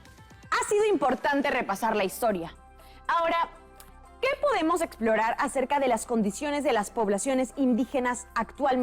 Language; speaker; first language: Spanish; native; Spanish